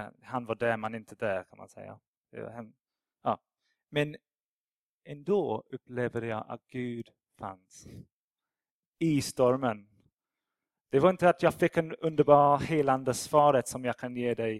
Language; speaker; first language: Swedish; non-native, fluent; English